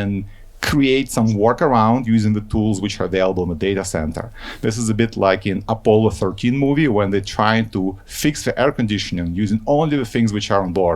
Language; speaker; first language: English; non-native, fluent; Ukrainian